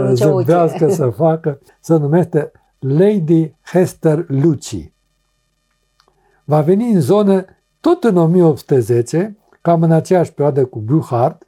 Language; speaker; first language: Romanian; native; Romanian